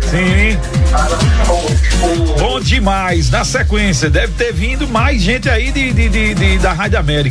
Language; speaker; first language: Portuguese; native; Portuguese